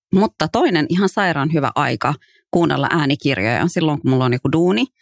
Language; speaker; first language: Finnish; early bilingual, other home language; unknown